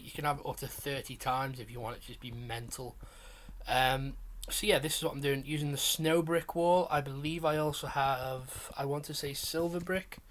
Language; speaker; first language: English; native; English